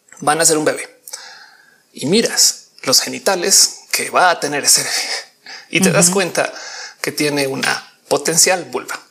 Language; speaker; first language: Spanish; native; Spanish